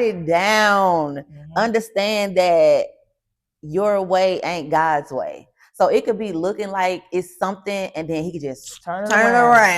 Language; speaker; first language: English; native; English